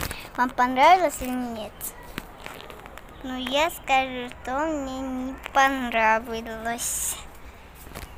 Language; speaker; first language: Russian; early bilingual, heritage; Russian